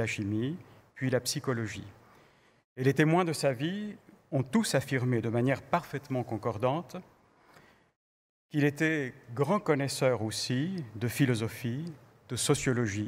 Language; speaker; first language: French; native; French